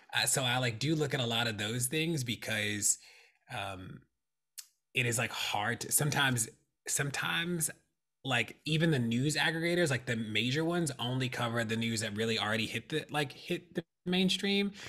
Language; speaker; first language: English; native; English